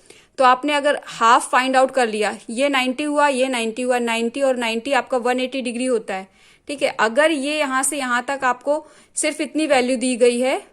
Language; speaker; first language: Hindi; native; Hindi